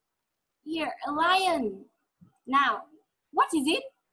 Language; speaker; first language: English; non-native, fluent; Vietnamese